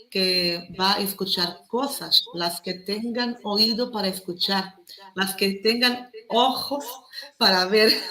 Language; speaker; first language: Spanish; non-native, fluent; Portuguese